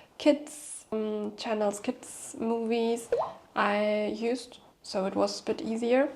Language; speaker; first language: English; non-native, fluent; German